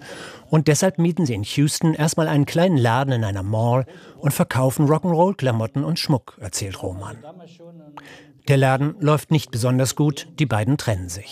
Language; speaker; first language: German; native; German